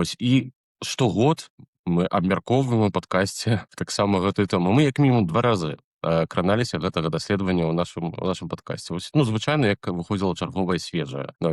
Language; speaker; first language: Belarusian; native; Belarusian